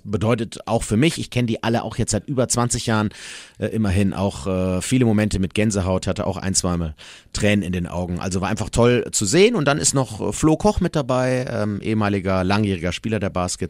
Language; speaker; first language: German; native; German